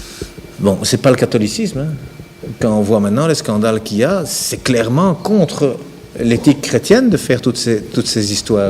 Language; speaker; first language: French; native; French